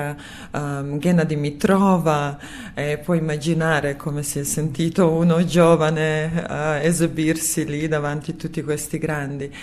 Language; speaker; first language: Italian; non-native, fluent; Serbian